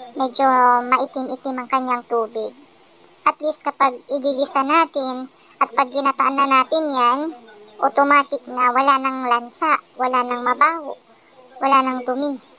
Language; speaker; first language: Filipino; non-native, local second language; Pangasinan